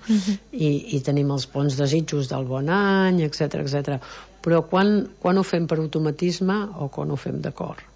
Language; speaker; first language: Catalan; native; Catalan